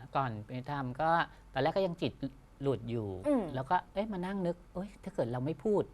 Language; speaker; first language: Thai; native; Thai